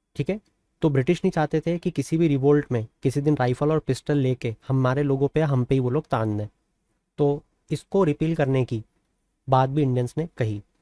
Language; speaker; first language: Hindi; native; Hindi